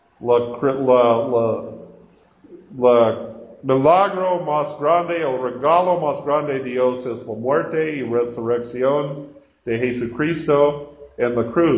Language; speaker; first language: Spanish; non-native, learner; English